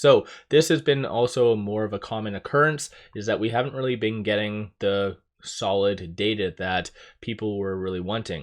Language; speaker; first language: English; native; English